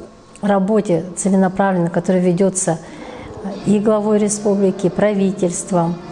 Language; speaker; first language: Russian; native; Russian